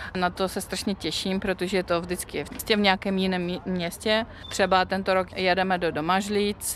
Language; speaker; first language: Czech; non-native, fluent; Russian